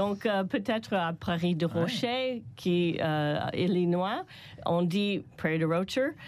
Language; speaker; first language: French; non-native, learner; English